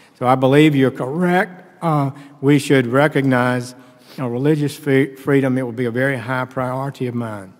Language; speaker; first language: English; native; English